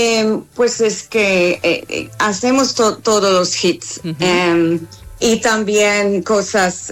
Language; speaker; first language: Spanish; non-native, learner; English